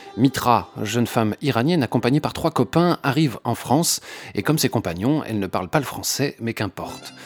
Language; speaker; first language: French; native; French